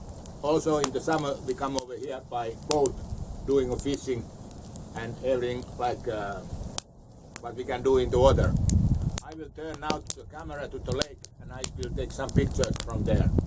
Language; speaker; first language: English; non-native, learner; Finnish